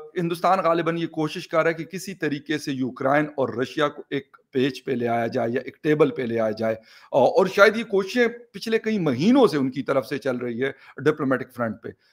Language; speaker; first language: Urdu; non-native, local second language; Pashto